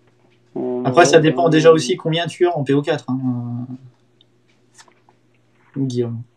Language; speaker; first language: French; native; French